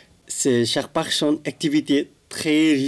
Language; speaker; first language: French; non-native, learner; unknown